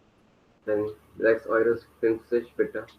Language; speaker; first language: German; non-native, learner; Hindi